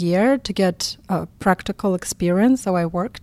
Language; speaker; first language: English; non-native, fluent; Russian